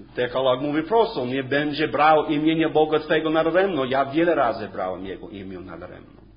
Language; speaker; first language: Polish; non-native, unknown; English